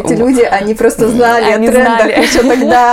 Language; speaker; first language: Russian; native; Russian